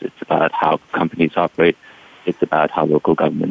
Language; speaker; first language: English; non-native, fluent; Danish